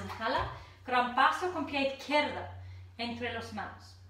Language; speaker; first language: Spanish; non-native, fluent; English